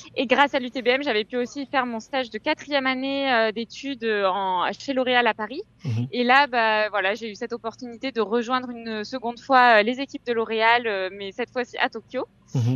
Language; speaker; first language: French; native; French